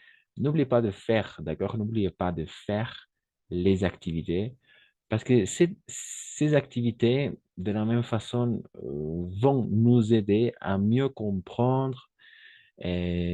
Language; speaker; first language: French; non-native, fluent; Spanish